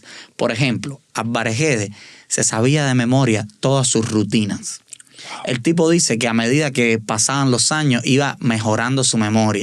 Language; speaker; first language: Spanish; native; Spanish